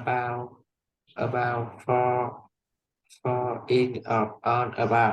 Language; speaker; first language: English; non-native, learner; Vietnamese